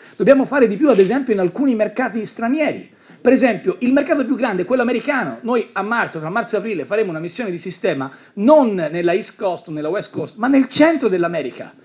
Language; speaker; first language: Italian; native; Italian